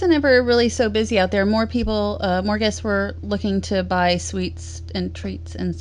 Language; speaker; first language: English; native; English